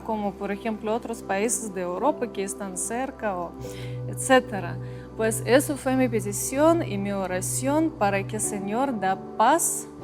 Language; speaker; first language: Spanish; non-native, fluent; Russian